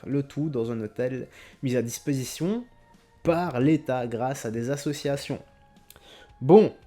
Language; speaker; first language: French; native; French